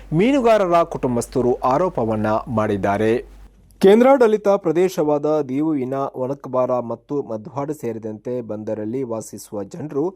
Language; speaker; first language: Kannada; native; Kannada